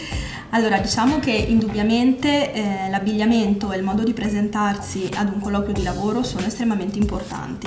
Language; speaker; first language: Italian; native; Italian